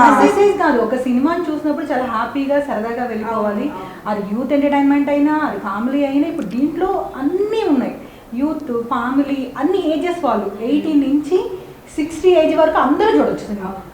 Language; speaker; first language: Telugu; native; Telugu